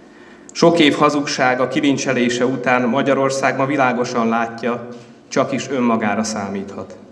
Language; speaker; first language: Hungarian; native; Hungarian